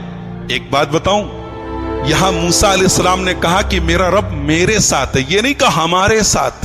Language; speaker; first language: Urdu; native; Urdu